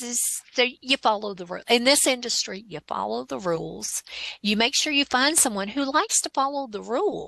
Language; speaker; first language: English; native; English